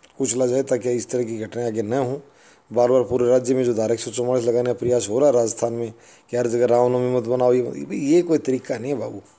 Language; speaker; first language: Hindi; native; Hindi